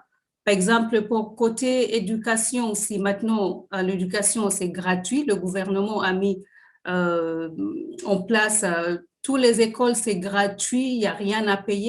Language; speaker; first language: French; non-native, fluent; Swahili